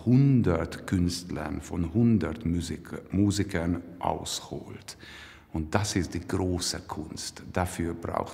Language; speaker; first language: German; non-native, fluent; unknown